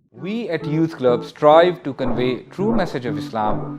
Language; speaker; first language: English; non-native, local second language; Urdu